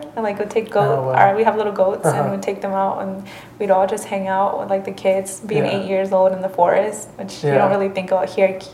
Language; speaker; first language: English; early bilingual, other home language; Spanish